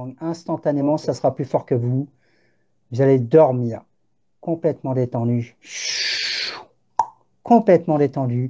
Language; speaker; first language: French; native; French